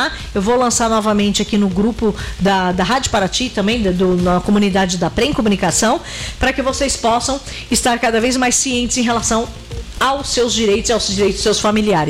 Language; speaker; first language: Portuguese; native; Portuguese